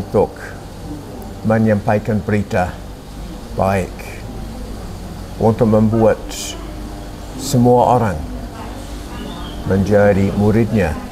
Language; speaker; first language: Indonesian; non-native, fluent; English